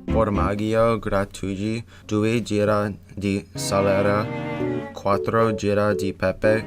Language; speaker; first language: Italian; non-native, learner; English